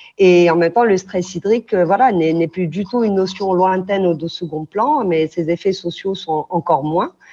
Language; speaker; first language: French; non-native, local second language; Arabic